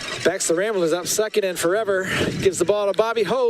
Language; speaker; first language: English; native; English